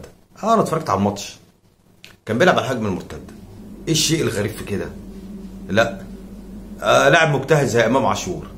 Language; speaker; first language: Arabic; native; Arabic